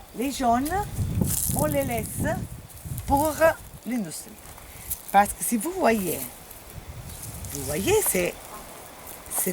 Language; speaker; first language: French; non-native, fluent; Italian